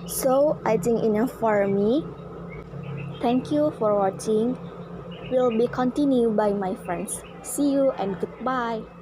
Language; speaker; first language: English; non-native, learner; Indonesian